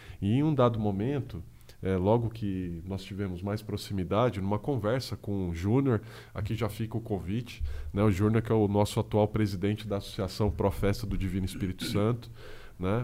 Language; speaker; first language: Portuguese; native; Portuguese